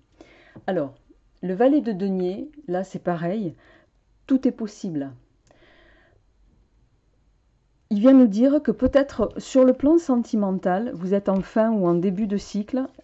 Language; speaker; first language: French; native; French